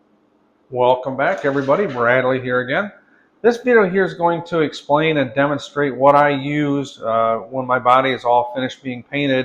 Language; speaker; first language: English; native; English